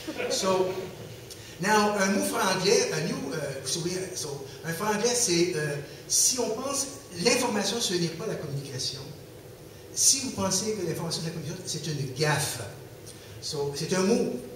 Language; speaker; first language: French; native; French